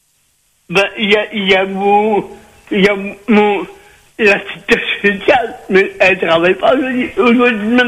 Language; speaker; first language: French; non-native, local second language; Réunion Creole French